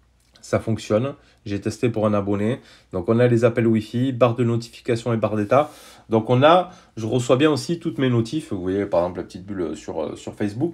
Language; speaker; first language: French; native; French